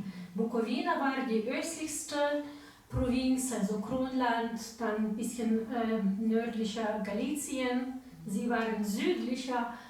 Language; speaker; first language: German; non-native, fluent; Ukrainian